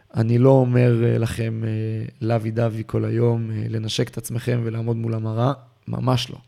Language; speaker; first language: Hebrew; native; Hebrew